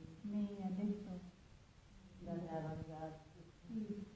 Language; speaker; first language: Italian; non-native, learner; Arabic